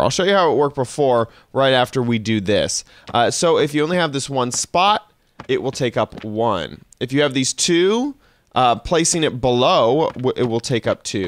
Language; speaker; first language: English; native; English